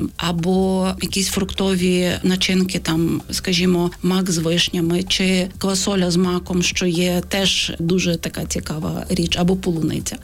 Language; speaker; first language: Ukrainian; native; Ukrainian